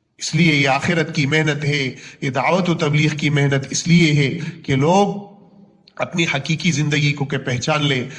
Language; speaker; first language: Urdu; non-native, local second language; Punjabi